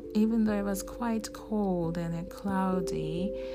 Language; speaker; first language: English; non-native, fluent; Japanese